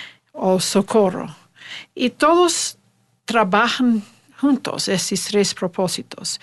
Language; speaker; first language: Spanish; non-native, learner; English